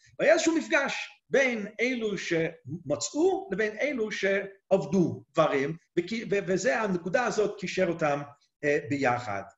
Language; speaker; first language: Hebrew; native; Hebrew